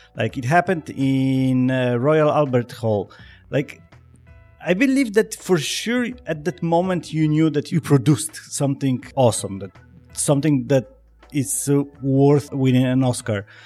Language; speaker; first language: English; non-native, fluent; Polish